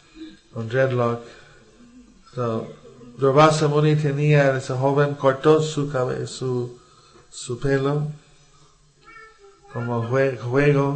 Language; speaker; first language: Spanish; non-native, learner; English